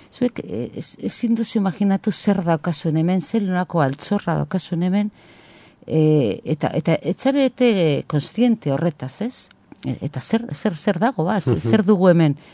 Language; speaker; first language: Basque; non-native, local second language; Spanish